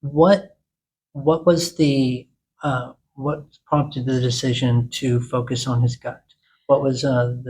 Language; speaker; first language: English; native; English